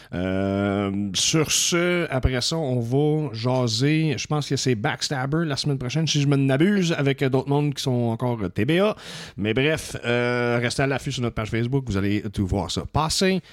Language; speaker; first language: French; native; French